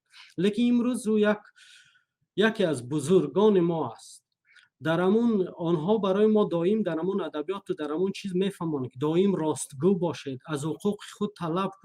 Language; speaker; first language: Persian; non-native, local second language; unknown